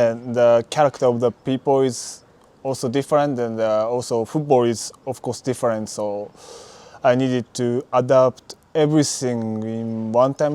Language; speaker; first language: English; non-native, learner; Japanese